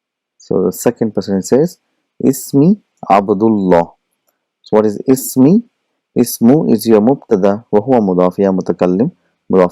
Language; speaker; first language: Arabic; non-native, fluent; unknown